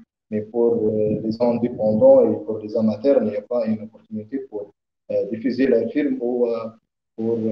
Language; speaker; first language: French; non-native, learner; Arabic